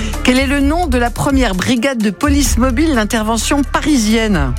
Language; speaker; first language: French; native; French